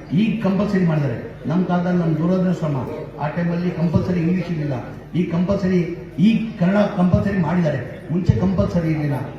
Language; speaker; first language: Kannada; non-native, local second language; Urdu